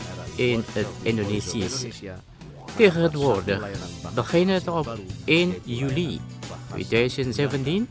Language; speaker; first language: Dutch; non-native, learner; Indonesian